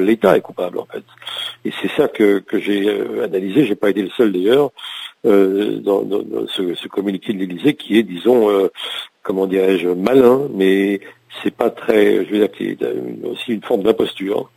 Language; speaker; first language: French; native; French